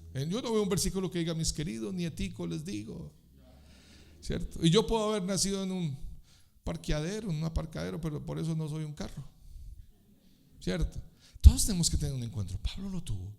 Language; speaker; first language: Spanish; native; Spanish